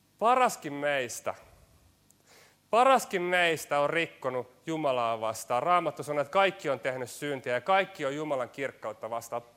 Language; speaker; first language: Finnish; native; Finnish